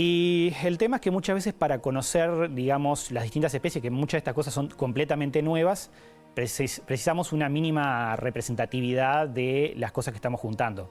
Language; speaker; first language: Spanish; native; Spanish